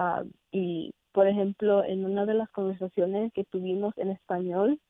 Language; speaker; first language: Spanish; early bilingual, heritage; Spanish